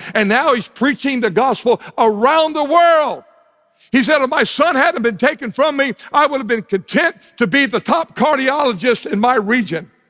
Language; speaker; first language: English; native; English